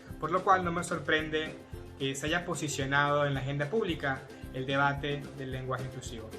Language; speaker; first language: Spanish; native; Spanish